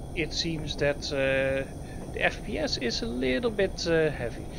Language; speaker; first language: English; non-native, fluent; Dutch